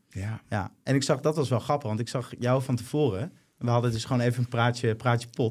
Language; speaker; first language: Dutch; native; Dutch